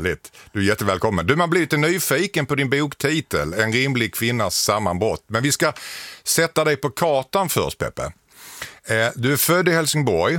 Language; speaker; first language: Swedish; native; Swedish